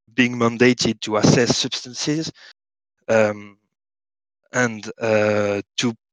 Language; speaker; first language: English; non-native, fluent; French